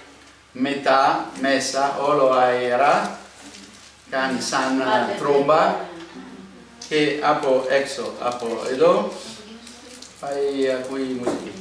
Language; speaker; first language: Greek; non-native, learner; Italian